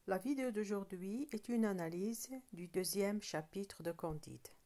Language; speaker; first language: French; non-native, local second language; Arabic